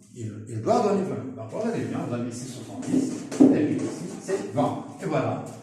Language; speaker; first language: French; non-native, local second language; Arabic